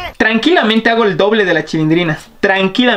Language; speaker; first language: Spanish; native; Spanish